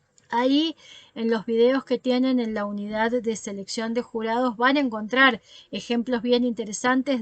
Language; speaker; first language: Spanish; native; Spanish